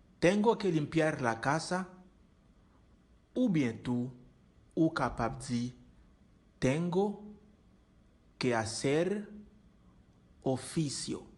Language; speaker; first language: Spanish; non-native, learner; Haitian Creole